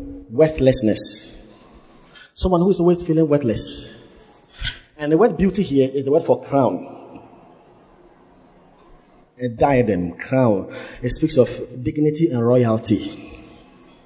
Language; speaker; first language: English; non-native, local second language; Akan